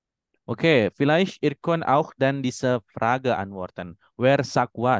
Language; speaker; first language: German; non-native, fluent; Indonesian